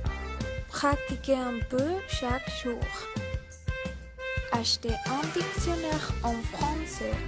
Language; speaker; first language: French; non-native, learner; Spanish